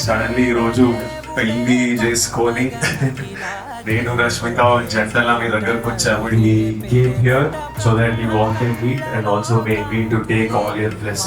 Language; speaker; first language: Telugu; native; Telugu